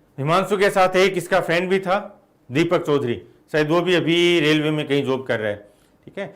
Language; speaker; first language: Hindi; native; Hindi